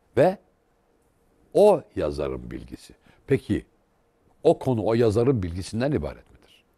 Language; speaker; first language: Turkish; native; Turkish